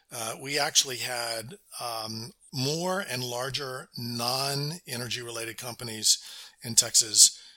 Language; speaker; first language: English; native; English